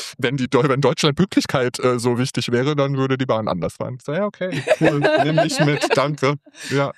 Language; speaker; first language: German; non-native, fluent; English